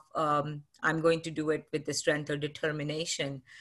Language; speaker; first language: English; non-native, local second language; Marathi